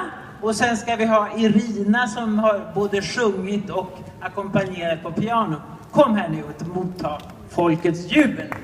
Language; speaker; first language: Swedish; native; Swedish